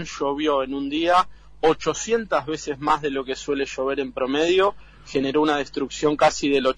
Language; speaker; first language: Spanish; native; Spanish